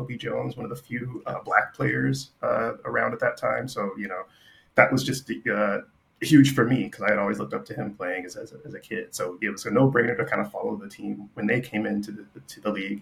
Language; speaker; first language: English; native; English